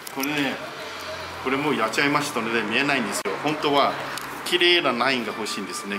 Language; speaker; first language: Japanese; non-native, fluent; Chinese